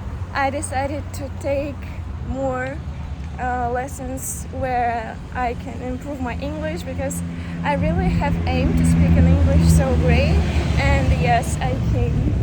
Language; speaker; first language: English; non-native, learner; Russian